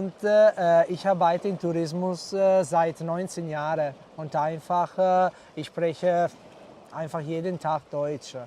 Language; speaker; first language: German; non-native, learner; Italian